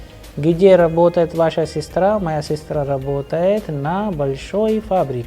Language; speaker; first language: Russian; non-native, fluent; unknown